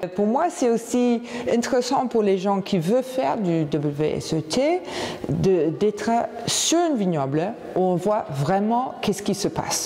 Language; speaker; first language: French; non-native, fluent; English